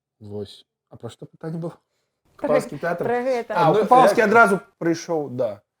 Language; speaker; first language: Belarusian; native; Belarusian